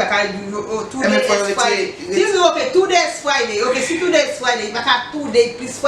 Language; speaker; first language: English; non-native, learner; Haitian Creole